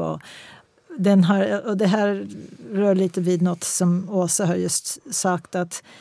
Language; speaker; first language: Swedish; non-native, fluent; English